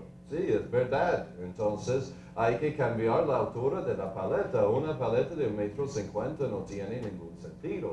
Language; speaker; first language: Spanish; non-native, fluent; English